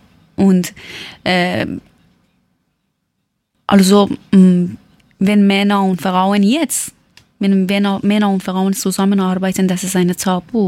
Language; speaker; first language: German; non-native, learner; Persian